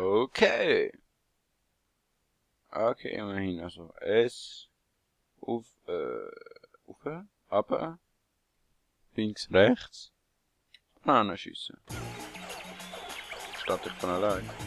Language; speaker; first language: German; native; German